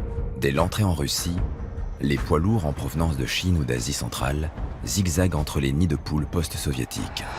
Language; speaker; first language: French; native; French